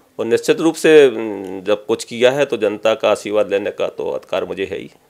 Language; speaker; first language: Hindi; native; Hindi